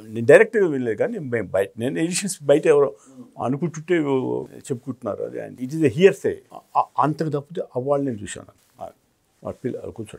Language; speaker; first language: Telugu; native; Telugu